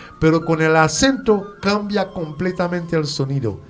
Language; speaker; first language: Spanish; non-native, fluent; French